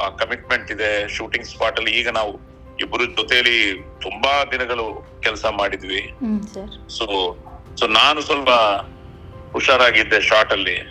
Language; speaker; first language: Kannada; non-native, local second language; Telugu